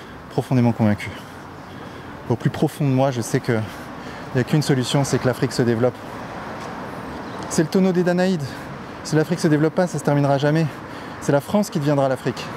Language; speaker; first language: French; native; French